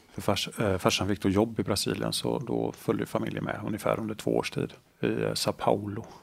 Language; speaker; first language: Swedish; native; Swedish